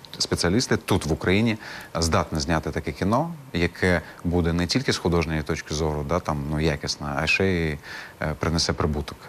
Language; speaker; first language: Ukrainian; non-native, local second language; Crimean Tatar